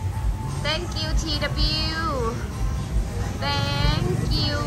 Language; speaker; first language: English; non-native, learner; Thai